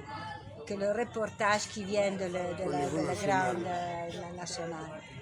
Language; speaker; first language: French; non-native, learner; Italian